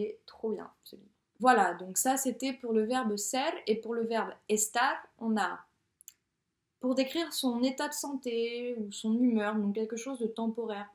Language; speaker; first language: French; native; French